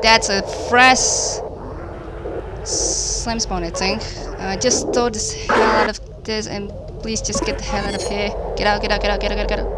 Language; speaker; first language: English; non-native, fluent; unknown